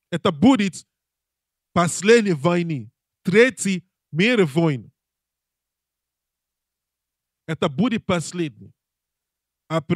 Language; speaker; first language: Russian; non-native, learner; English